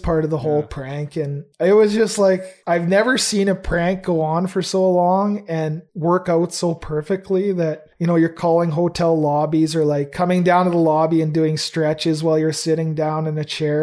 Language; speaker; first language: English; native; English